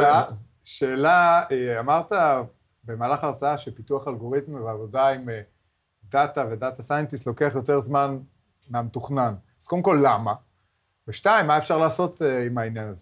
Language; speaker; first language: Hebrew; native; Hebrew